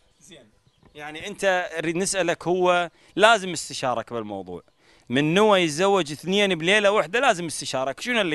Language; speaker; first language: Arabic; native; Arabic